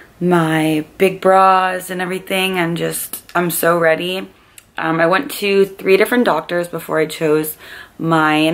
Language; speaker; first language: English; native; English